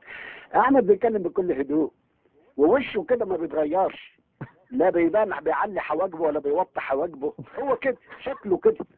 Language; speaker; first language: Arabic; native; Arabic